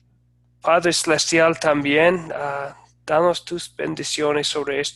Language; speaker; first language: Spanish; non-native, fluent; English